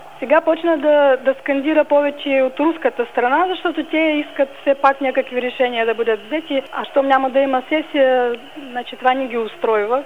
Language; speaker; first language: Bulgarian; early bilingual, heritage; Bulgarian